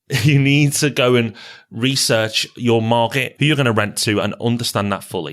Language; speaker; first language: English; native; English